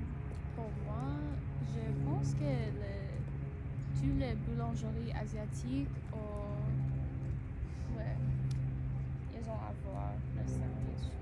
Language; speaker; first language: French; non-native, learner; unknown